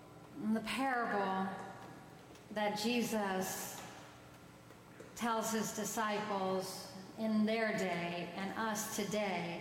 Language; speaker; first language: English; native; English